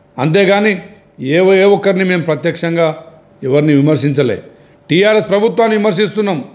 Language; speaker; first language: Telugu; non-native, local second language; Lambadi